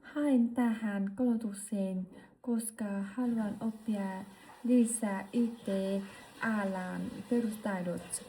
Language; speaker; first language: Finnish; non-native, learner; Vietnamese